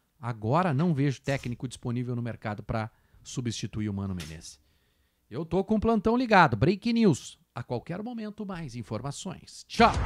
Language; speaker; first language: Portuguese; native; Portuguese